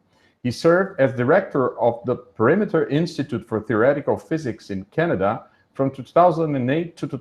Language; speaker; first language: English; non-native, fluent; Portuguese